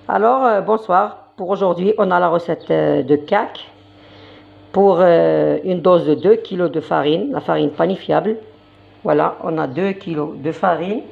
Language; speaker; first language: French; non-native, local second language; Arabic